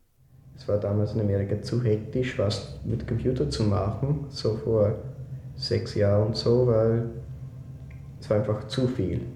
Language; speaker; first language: German; non-native, fluent; English